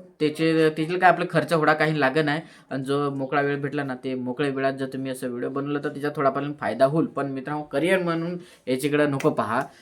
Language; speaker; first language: Marathi; native; Marathi